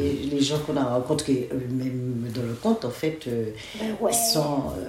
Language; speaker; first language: French; non-native, local second language; Guadeloupean Creole French